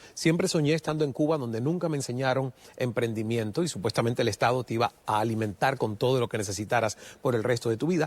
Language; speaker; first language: Spanish; native; Spanish